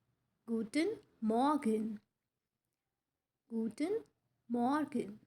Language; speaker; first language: German; non-native, fluent; Hindi